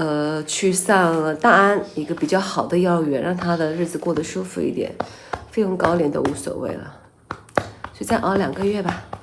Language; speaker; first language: Chinese; native; Chinese